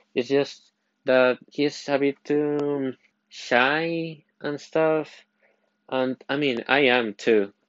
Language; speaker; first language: English; non-native, fluent; Spanish